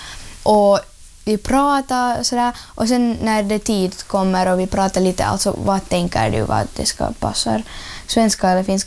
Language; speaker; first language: Swedish; non-native, learner; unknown